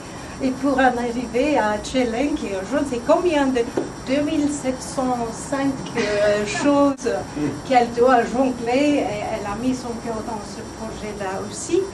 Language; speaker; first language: French; non-native, fluent; Turkish